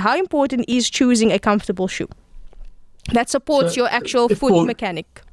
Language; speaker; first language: English; native; English